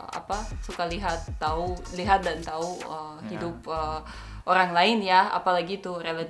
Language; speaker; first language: Indonesian; non-native, fluent; Russian